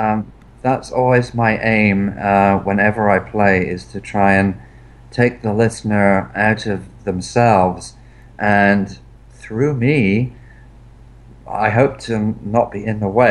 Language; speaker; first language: English; native; English